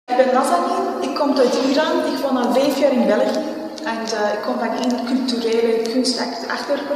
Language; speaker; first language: Dutch; non-native, learner; Persian